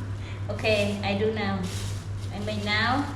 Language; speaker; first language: English; non-native, learner; Khmer